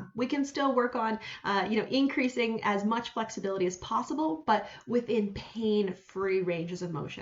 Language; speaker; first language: English; native; English